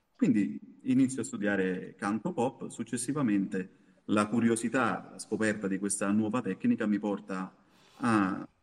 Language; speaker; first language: Italian; native; Italian